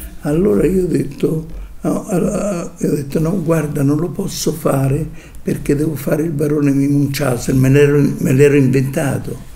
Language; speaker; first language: Italian; native; Italian